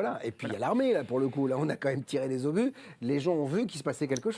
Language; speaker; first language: French; native; French